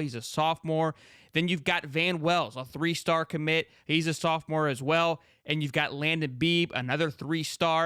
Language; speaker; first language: English; native; English